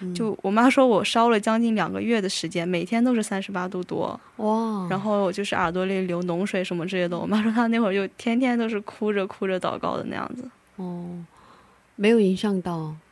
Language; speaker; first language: Chinese; native; Chinese